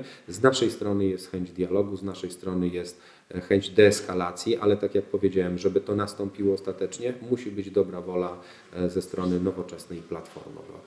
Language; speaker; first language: Polish; native; Polish